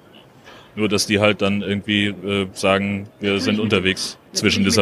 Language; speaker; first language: German; native; German